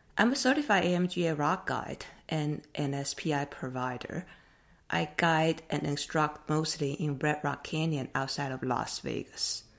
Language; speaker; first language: English; non-native, fluent; Chinese